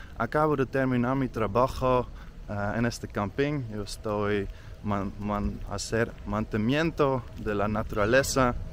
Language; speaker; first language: Spanish; non-native, learner; Dutch